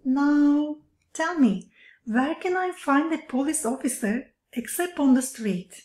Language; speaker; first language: English; non-native, fluent; Turkish